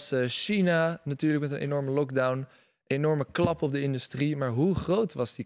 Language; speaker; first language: Dutch; native; Dutch